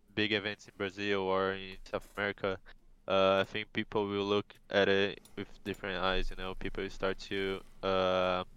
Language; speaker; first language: English; non-native, fluent; Portuguese